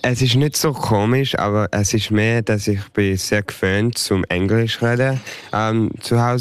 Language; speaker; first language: German; early bilingual, heritage; English